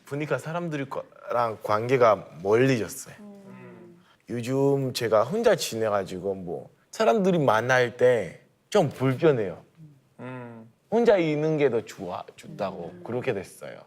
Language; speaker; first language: Korean; non-native, learner; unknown